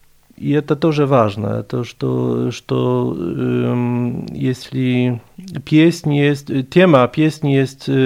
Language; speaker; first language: Russian; non-native, fluent; Polish